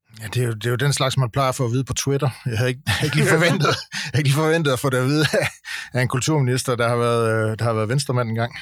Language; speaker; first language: Danish; native; Danish